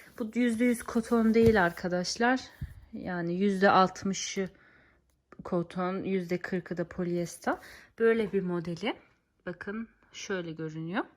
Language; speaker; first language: Turkish; early bilingual, heritage; Turkish